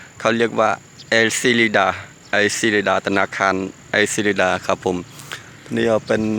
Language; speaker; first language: Thai; non-native, fluent; Khmer